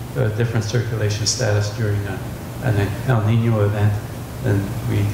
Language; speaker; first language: English; native; English